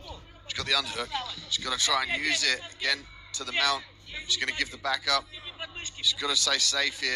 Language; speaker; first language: English; native; English